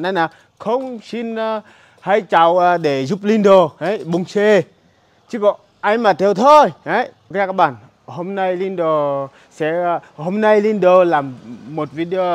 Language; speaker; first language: Vietnamese; non-native, learner; Portuguese